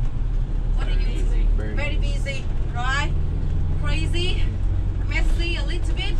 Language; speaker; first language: English; non-native, learner; Vietnamese